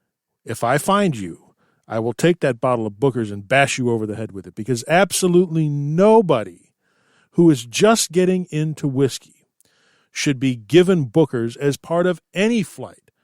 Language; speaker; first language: English; native; English